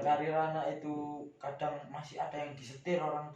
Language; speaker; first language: Indonesian; native; Indonesian